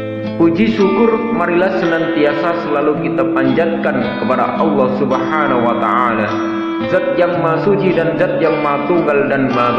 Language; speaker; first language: Indonesian; native; Indonesian